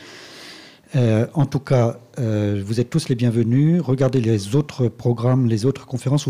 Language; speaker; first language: French; native; French